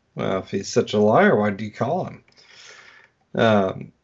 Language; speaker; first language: English; native; English